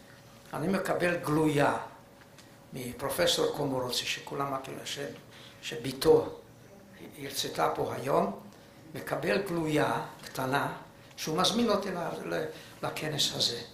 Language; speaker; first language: Hebrew; non-native, fluent; Hungarian